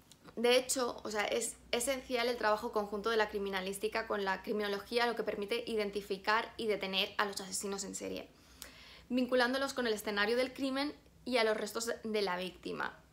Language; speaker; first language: Spanish; native; Spanish